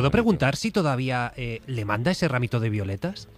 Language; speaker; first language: Spanish; native; Spanish